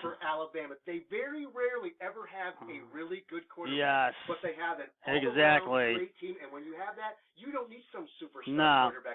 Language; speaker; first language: English; native; English